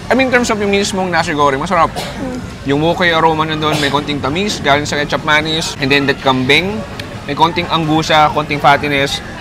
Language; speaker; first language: Filipino; native; Filipino